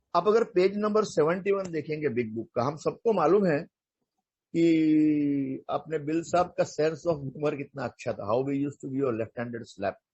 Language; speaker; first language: Hindi; non-native, local second language; Marathi